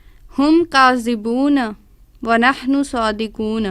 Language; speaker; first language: Arabic; non-native, learner; Urdu